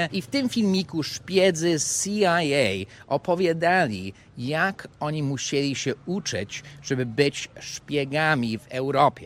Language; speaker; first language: Polish; non-native, fluent; English